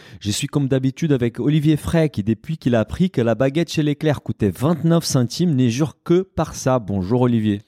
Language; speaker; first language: French; non-native, fluent; Portuguese